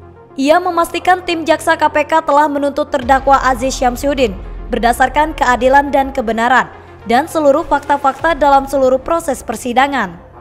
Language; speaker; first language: Indonesian; native; Indonesian